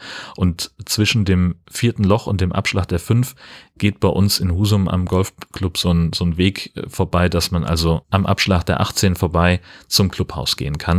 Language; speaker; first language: German; native; German